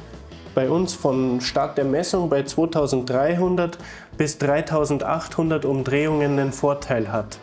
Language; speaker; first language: German; native; German